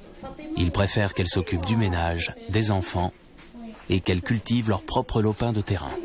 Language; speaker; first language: French; native; French